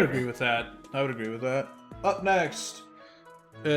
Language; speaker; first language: English; native; English